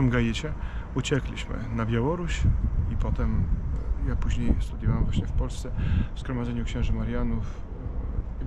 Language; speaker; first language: Polish; non-native, fluent; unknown